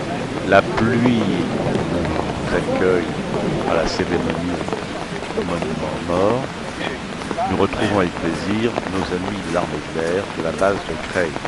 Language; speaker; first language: French; native; French